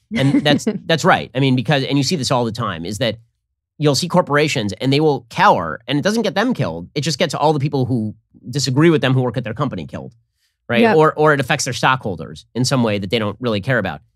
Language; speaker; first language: English; native; English